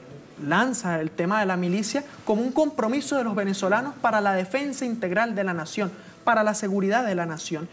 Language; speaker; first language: Spanish; native; Spanish